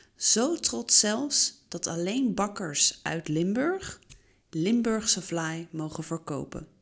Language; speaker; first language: Dutch; native; Dutch